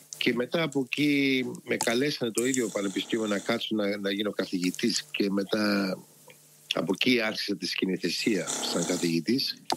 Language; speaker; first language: Greek; early bilingual, heritage; Greek